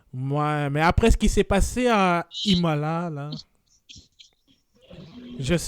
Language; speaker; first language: French; native; French